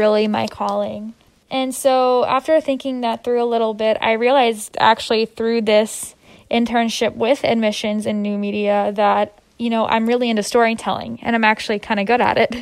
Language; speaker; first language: English; native; English